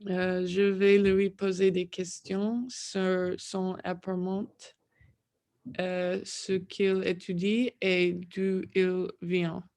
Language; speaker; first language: French; non-native, learner; English